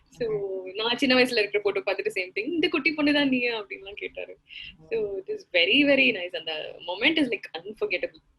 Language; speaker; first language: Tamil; non-native, local second language; Malayalam